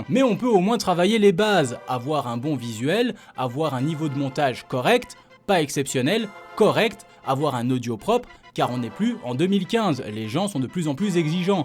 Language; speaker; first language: French; native; French